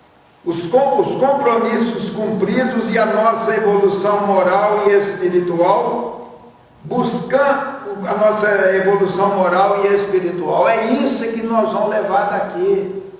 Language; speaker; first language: Portuguese; native; Portuguese